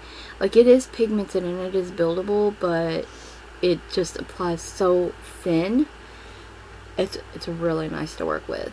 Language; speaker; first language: English; native; English